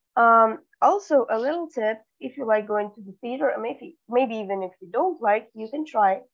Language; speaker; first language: English; non-native, fluent; Russian